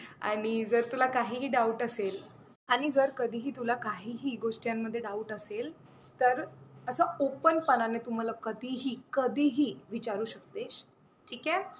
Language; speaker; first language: Marathi; non-native, local second language; Bangla